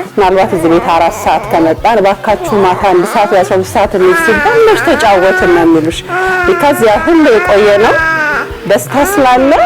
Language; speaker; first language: Amharic; native; Amharic